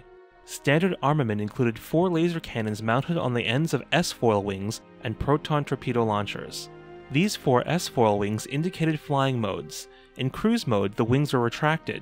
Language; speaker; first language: English; native; English